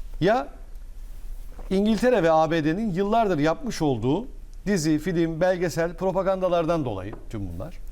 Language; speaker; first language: Turkish; native; Turkish